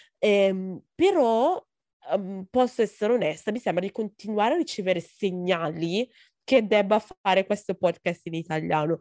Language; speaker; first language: Italian; early bilingual, other home language; Akan